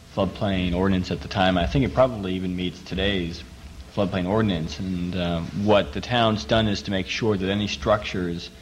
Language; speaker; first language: English; native; English